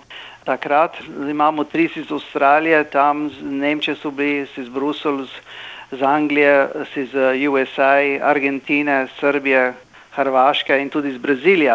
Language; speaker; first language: Slovenian; early bilingual, heritage; Slovenian